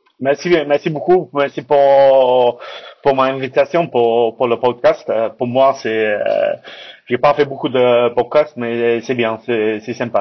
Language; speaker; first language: French; non-native, learner; English